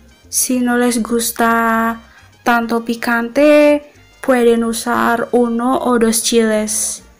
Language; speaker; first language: Spanish; non-native, fluent; Indonesian